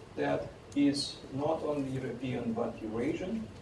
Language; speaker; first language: English; non-native, fluent; Russian